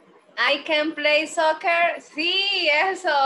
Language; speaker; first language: English; non-native, fluent; Spanish